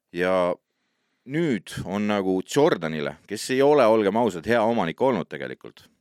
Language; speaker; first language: Estonian; native; Estonian